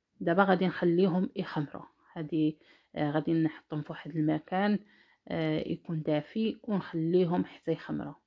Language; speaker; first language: Arabic; native; Arabic